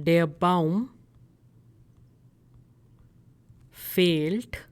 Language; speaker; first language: German; non-native, fluent; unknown